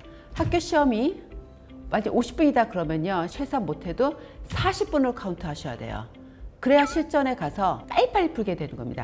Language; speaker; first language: Korean; native; Korean